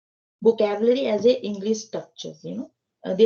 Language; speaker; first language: English; non-native, learner; Hindi